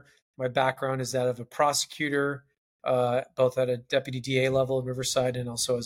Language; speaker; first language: English; native; English